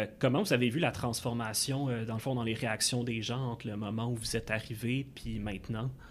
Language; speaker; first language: French; native; French